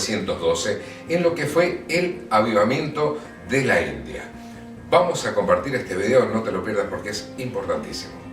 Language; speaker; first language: Spanish; native; Spanish